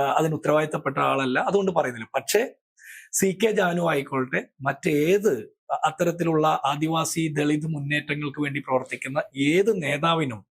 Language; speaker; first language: Malayalam; native; Malayalam